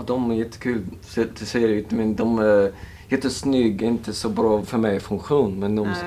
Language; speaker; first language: Swedish; non-native, learner; English